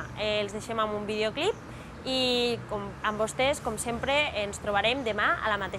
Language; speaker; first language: Catalan; native; Catalan